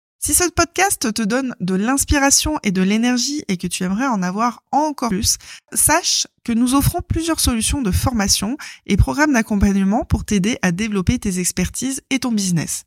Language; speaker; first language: French; native; French